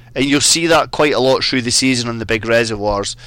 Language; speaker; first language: English; native; English